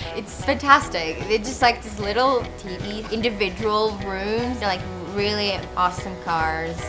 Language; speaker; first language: English; non-native, fluent; Portuguese